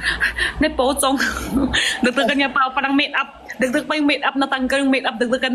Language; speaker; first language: Filipino; non-native, learner; Chinese